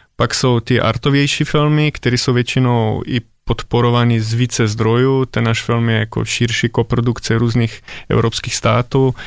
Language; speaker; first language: Czech; non-native, fluent; Slovenian